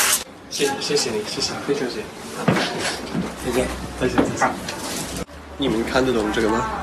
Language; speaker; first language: Chinese; non-native, learner; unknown